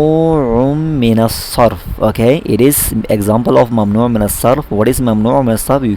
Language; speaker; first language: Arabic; non-native, fluent; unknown